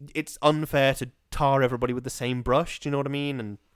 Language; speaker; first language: English; native; English